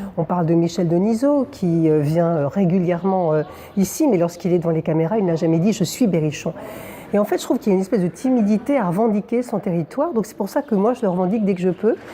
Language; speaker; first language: French; native; French